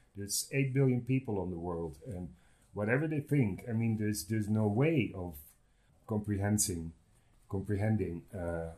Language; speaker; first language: English; non-native, fluent; Dutch